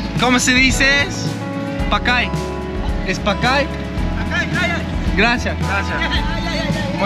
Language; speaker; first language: Spanish; non-native, learner; English